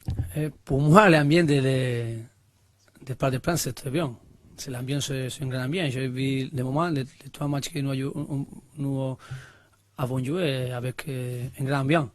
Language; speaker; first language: French; non-native, learner; Spanish